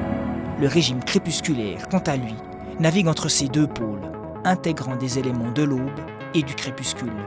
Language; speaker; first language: French; native; French